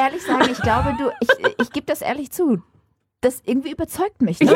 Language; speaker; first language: German; native; German